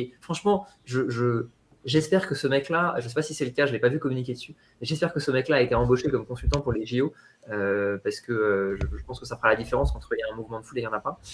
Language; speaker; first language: French; native; French